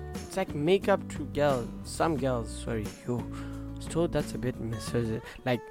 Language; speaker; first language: English; non-native, local second language; Tswana